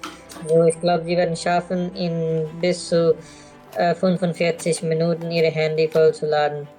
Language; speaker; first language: German; non-native, fluent; Urdu